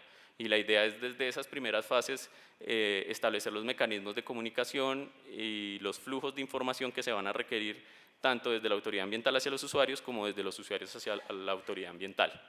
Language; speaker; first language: Spanish; native; Spanish